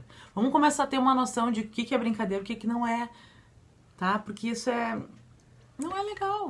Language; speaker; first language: Portuguese; native; Portuguese